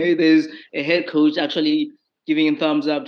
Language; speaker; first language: English; non-native, local second language; Southern Sotho